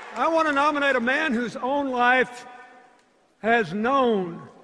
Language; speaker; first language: English; native; English